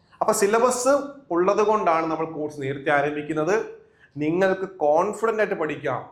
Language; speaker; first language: Malayalam; native; Malayalam